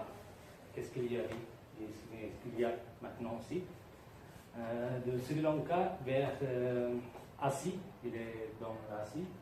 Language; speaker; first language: French; non-native, learner; Tamil